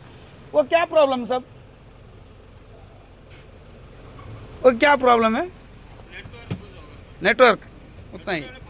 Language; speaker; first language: Hindi; non-native, local second language; Kannada